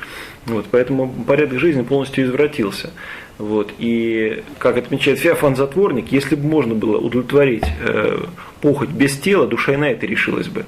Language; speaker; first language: Russian; native; Russian